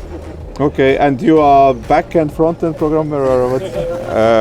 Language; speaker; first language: English; non-native, fluent; Ukrainian